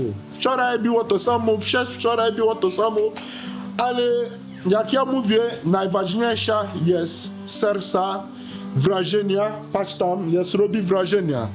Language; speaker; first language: Polish; non-native, learner; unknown